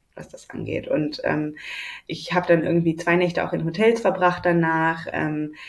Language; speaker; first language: German; native; German